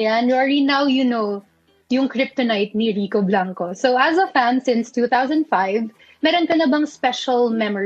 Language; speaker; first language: Filipino; native; Filipino